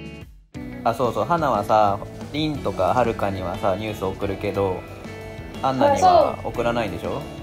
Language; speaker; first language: Japanese; native; Japanese